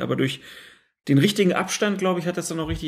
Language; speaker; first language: German; native; German